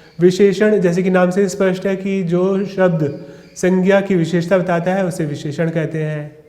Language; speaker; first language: Hindi; non-native, local second language; Sindhi